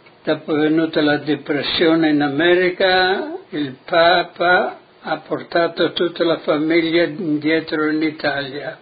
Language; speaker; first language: Italian; non-native, local second language; Friulian